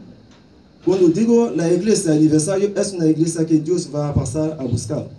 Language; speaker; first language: Spanish; non-native, learner; Haitian Creole